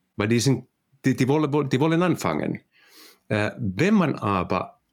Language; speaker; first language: German; non-native, fluent; Finnish